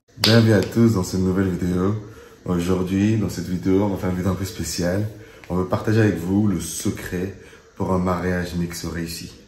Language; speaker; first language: French; early bilingual, other home language; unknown